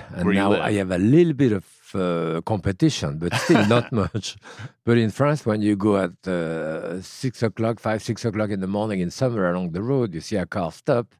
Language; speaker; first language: English; non-native, fluent; French